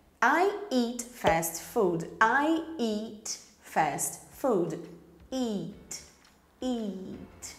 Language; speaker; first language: English; non-native, fluent; Portuguese